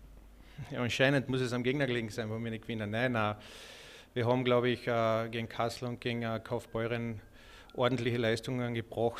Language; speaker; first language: German; native; German